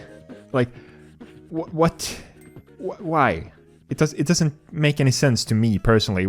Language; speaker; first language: English; non-native, fluent; Swedish